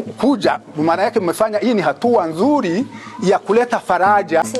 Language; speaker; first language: Swahili; native; Swahili